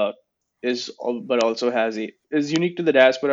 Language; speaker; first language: English; non-native, local second language; Gujarati